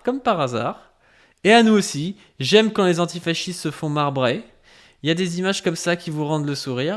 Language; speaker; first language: French; native; French